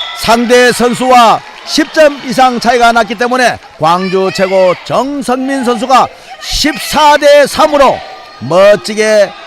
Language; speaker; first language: Korean; native; Korean